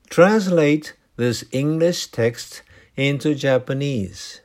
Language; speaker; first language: English; non-native, fluent; Japanese